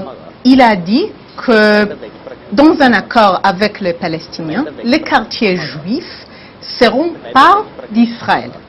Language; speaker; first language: French; non-native, learner; Hebrew